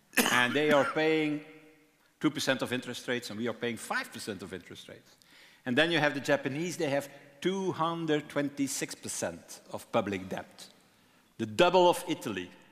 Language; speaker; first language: English; non-native, fluent; Dutch